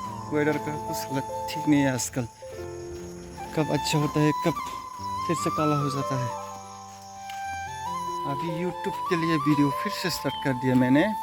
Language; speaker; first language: Hindi; non-native, local second language; Kok Borok